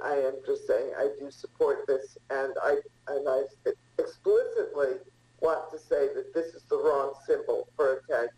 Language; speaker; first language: English; early bilingual, other home language; Italian